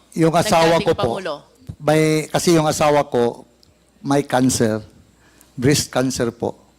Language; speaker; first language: Filipino; non-native, local second language; Cebuano